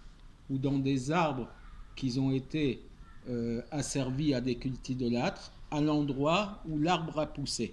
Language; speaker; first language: French; native; French